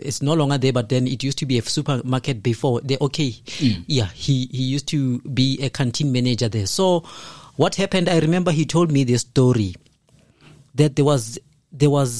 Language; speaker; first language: English; non-native, local second language; Zulu